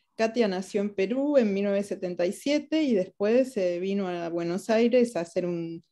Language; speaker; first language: Spanish; native; Spanish